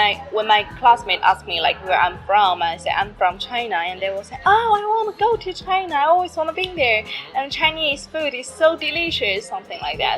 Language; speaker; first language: English; non-native, learner; Chinese